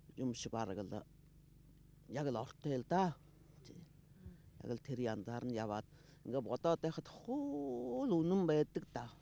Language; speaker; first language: Mongolian; non-native, local second language; Buriat